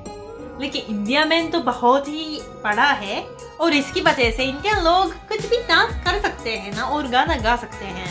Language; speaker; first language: Hindi; non-native, fluent; Japanese